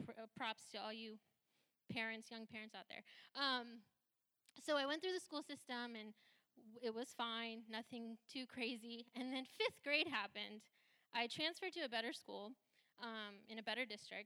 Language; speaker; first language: English; early bilingual, other home language; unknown